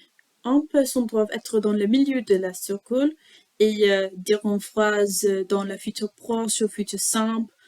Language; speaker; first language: French; non-native, learner; English